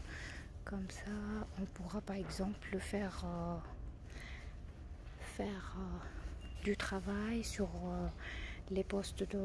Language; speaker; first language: French; non-native, fluent; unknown